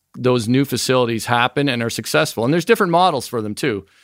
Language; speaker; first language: English; native; English